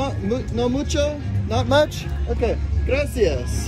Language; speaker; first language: Spanish; non-native, learner; English